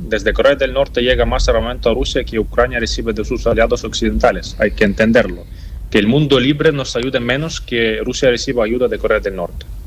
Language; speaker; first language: Spanish; non-native, fluent; Ukrainian